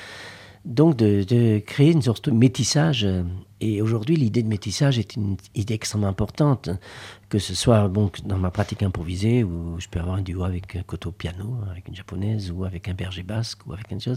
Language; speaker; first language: French; native; French